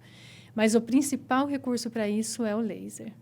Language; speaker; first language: Portuguese; native; Portuguese